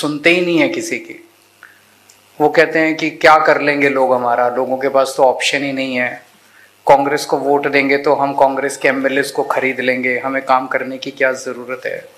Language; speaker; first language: Hindi; native; Hindi